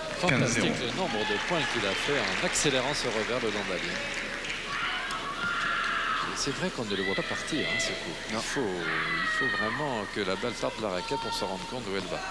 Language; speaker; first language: French; native; French